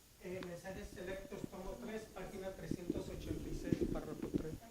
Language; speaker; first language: Spanish; native; Spanish